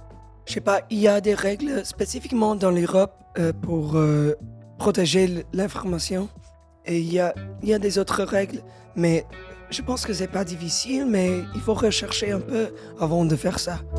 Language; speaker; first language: French; non-native, learner; English